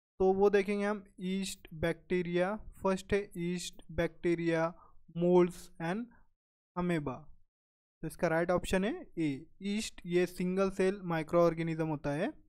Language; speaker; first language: Hindi; non-native, local second language; Marathi